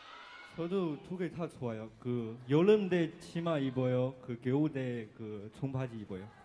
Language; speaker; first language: Korean; non-native, learner; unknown